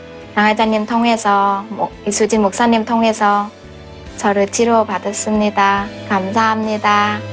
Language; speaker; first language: Korean; non-native, fluent; Vietnamese